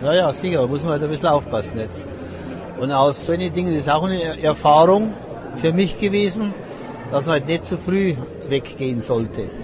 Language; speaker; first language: German; native; German